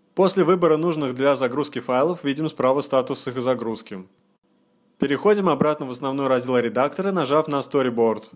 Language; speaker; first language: Russian; native; Russian